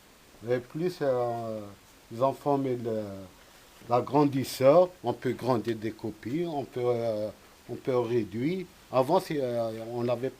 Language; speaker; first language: French; non-native, local second language; Arabic